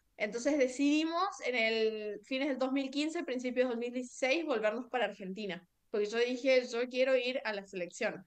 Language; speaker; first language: Spanish; native; Spanish